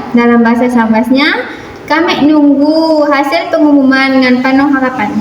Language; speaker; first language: Indonesian; non-native, local second language; Malay